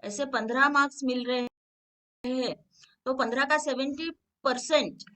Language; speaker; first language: Hindi; non-native, local second language; Marathi